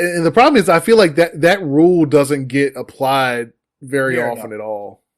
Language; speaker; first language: English; native; English